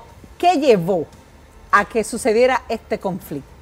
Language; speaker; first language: Spanish; native; Spanish